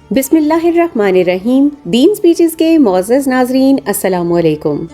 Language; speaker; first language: Urdu; native; Urdu